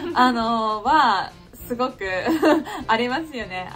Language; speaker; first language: Japanese; non-native, fluent; English